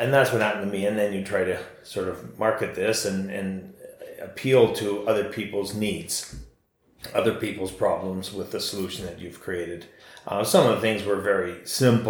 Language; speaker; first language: English; native; English